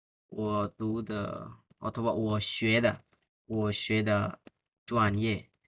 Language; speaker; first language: Chinese; non-native, fluent; Bangla